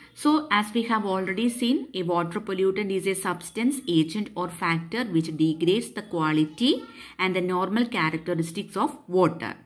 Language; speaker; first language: English; non-native, local second language; Malayalam